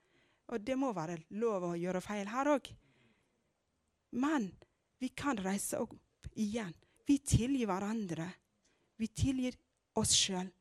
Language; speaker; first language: Norwegian; non-native, fluent; Amharic